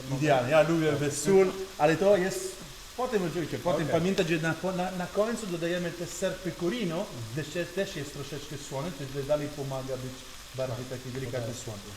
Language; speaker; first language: Polish; non-native, learner; Italian